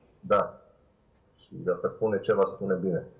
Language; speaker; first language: Romanian; non-native, learner; Bosnian